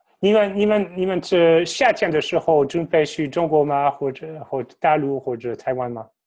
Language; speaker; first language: Chinese; non-native, fluent; French